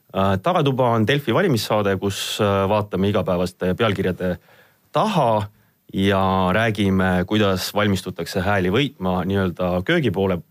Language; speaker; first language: Estonian; native; Estonian